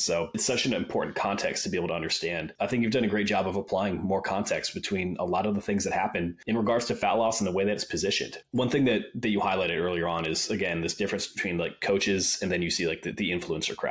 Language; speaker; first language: English; native; English